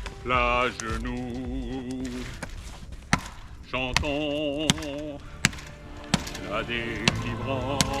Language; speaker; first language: French; native; French